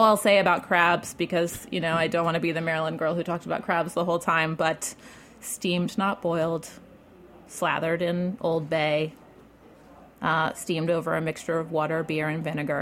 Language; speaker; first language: English; native; English